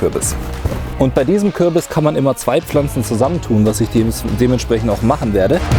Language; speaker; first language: German; native; German